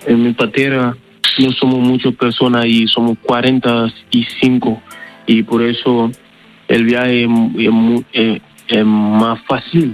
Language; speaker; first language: Spanish; non-native, learner; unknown